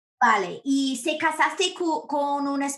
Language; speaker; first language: Spanish; non-native, fluent; English